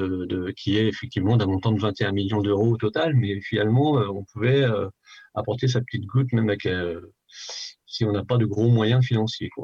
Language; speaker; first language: French; native; French